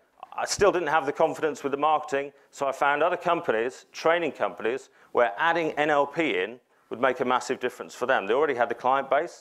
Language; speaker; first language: English; native; English